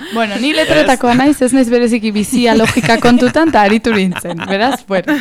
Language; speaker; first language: Basque; native; Basque